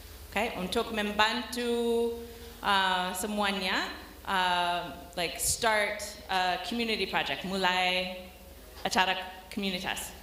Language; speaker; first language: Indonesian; non-native, learner; English